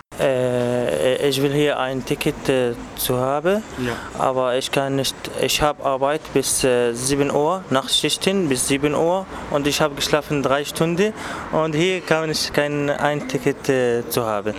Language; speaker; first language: German; non-native, learner; Arabic